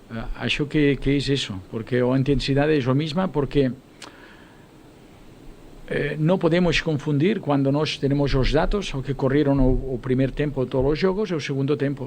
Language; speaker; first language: Portuguese; non-native, fluent; Spanish